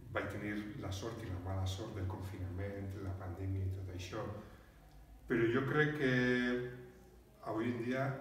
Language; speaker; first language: Catalan; non-native, learner; Basque